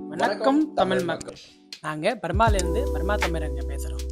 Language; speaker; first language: Tamil; early bilingual, heritage; Tamil